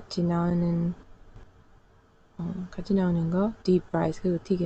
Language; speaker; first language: Korean; non-native, learner; English